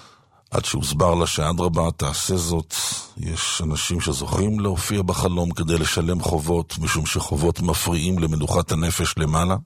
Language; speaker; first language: Hebrew; native; Hebrew